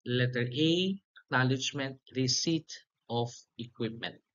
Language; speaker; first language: English; non-native, local second language; Filipino